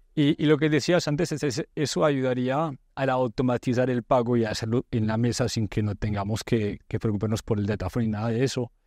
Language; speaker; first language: Spanish; non-native, fluent; French